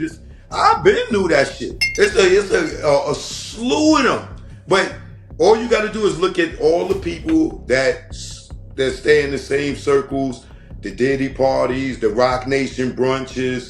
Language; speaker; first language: English; native; English